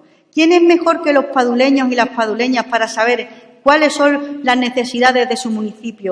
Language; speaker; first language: Spanish; native; Spanish